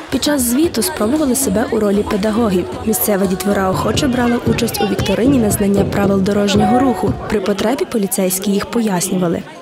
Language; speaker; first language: Ukrainian; native; Ukrainian